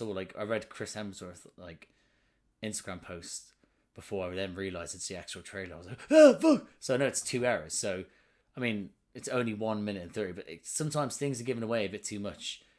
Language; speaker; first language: English; native; English